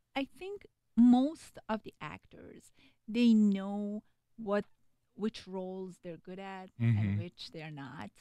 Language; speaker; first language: English; non-native, fluent; Persian